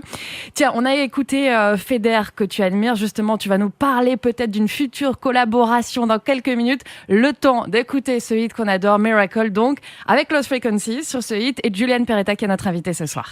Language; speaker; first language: French; native; French